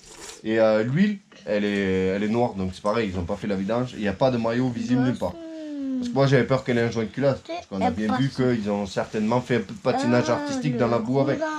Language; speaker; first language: French; native; French